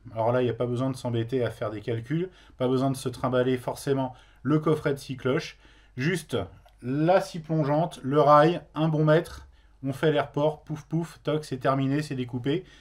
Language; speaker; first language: French; native; French